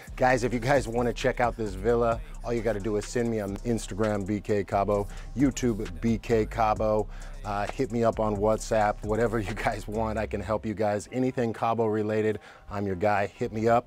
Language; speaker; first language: English; native; English